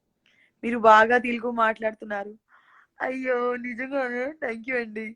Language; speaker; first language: Telugu; non-native, learner; Gujarati